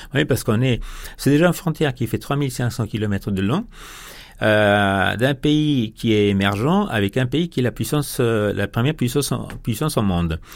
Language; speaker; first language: French; non-native, fluent; Spanish